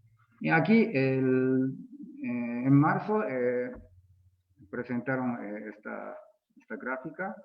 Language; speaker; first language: Spanish; non-native, fluent; Japanese